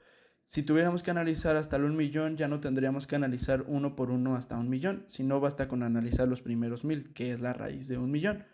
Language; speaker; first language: Spanish; native; Spanish